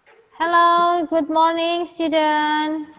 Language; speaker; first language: English; non-native, fluent; Indonesian